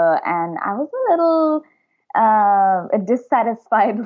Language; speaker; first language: English; non-native, local second language; Hindi